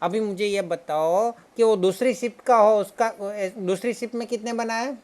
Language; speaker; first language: Hindi; non-native, local second language; Gujarati